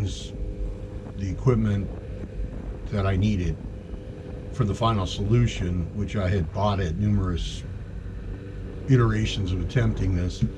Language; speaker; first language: English; native; English